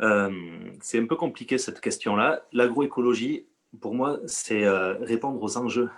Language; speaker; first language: French; native; French